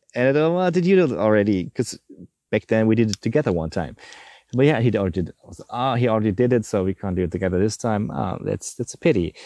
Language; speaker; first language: English; non-native, fluent; German